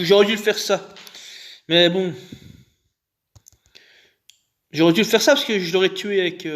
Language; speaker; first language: French; native; French